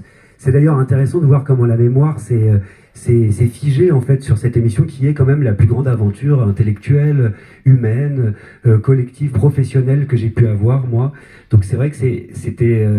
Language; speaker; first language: French; native; French